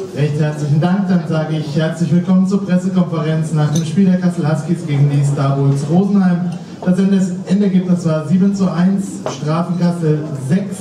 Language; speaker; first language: German; native; German